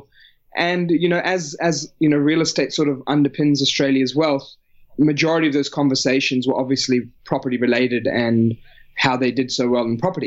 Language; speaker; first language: English; native; English